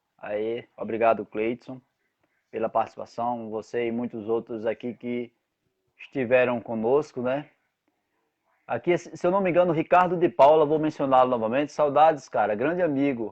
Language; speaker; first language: Portuguese; native; Portuguese